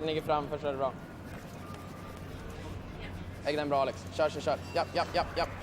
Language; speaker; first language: Swedish; native; Swedish